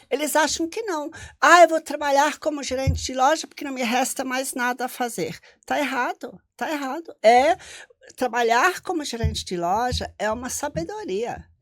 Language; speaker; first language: Portuguese; non-native, local second language; German